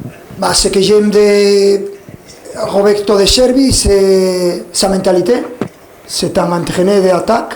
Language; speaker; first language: French; non-native, fluent; Spanish